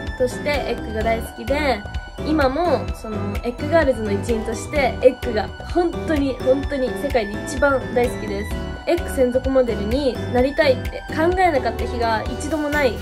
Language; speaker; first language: Japanese; native; Japanese